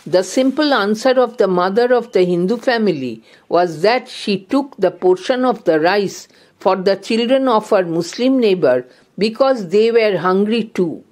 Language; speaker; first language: English; non-native, local second language; Bangla